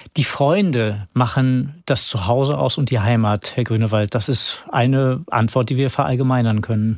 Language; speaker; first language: German; native; German